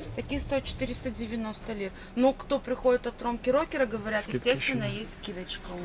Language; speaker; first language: Russian; native; Russian